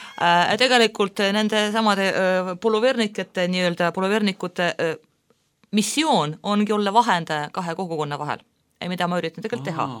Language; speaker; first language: Estonian; non-native, local second language; Russian